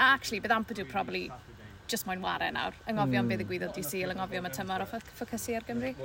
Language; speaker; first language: Welsh; native; Welsh